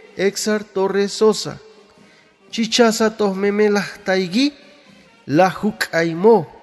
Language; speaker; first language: Spanish; native; Spanish